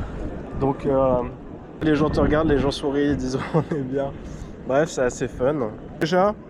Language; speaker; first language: French; native; French